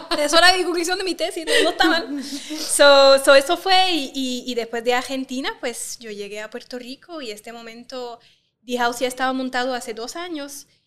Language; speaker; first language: Spanish; non-native, fluent; French